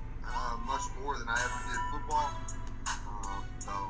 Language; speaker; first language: English; native; English